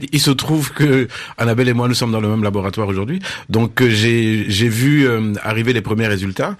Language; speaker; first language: French; native; French